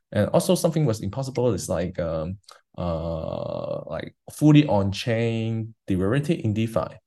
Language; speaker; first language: English; non-native, fluent; Chinese